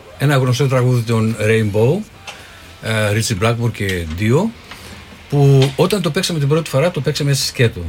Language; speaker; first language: Greek; native; Greek